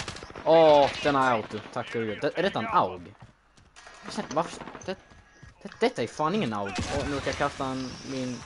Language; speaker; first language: Swedish; native; Swedish